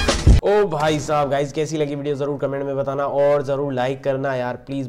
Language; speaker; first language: Hindi; native; Hindi